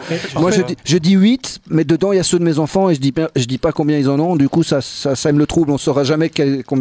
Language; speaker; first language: French; native; French